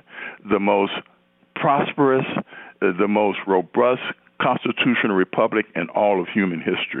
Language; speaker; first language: English; native; English